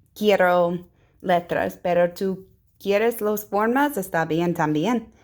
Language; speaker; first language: Spanish; non-native, learner; English